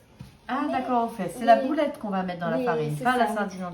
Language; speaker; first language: French; native; French